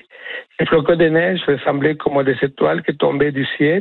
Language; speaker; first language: French; non-native, fluent; Spanish